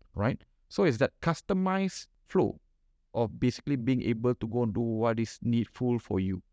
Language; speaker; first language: English; non-native, local second language; Malay